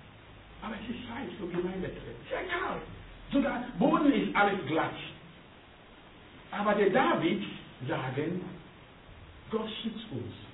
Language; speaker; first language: German; non-native, learner; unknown